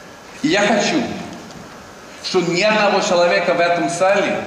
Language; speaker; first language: Russian; non-native, learner; Swedish